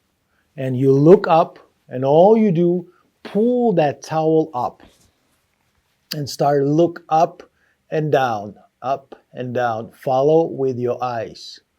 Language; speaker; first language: English; non-native, fluent; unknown